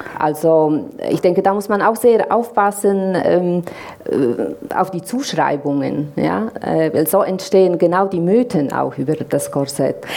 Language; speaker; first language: German; non-native, fluent; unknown